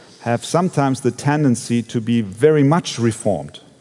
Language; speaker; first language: English; non-native, fluent; German